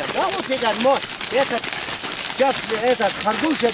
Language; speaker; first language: Russian; non-native, local second language; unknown